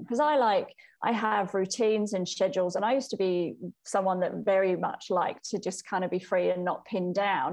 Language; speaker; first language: English; native; English